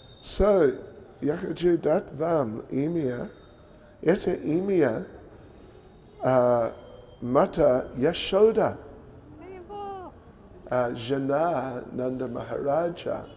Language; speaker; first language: Russian; non-native, learner; English